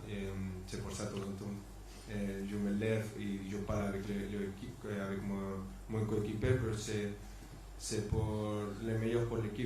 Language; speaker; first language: French; non-native, fluent; Spanish